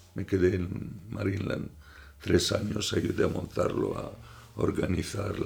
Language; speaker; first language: Spanish; non-native, fluent; Arabic